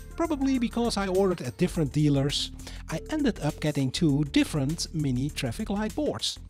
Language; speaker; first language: English; non-native, fluent; Dutch